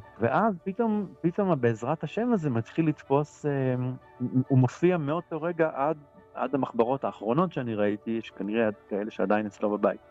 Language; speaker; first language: Hebrew; native; Hebrew